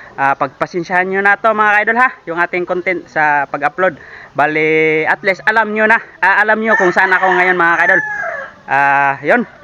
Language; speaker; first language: Filipino; non-native, local second language; Cebuano